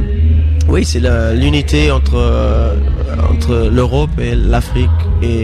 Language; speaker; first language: French; non-native, fluent; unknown